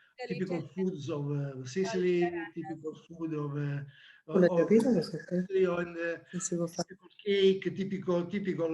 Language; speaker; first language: English; non-native, learner; Italian